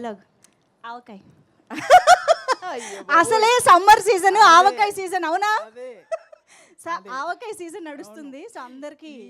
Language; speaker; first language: Telugu; native; Telugu